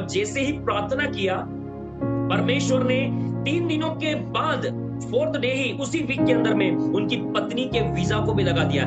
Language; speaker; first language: Hindi; native; Hindi